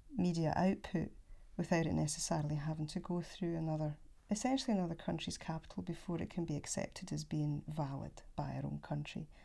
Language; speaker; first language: English; native; English